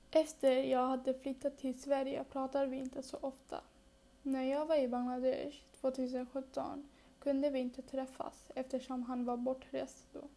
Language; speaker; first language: Swedish; early bilingual, other home language; Bangla